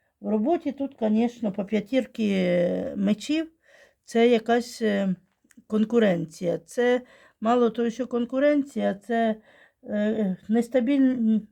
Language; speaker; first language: Ukrainian; non-native, local second language; Russian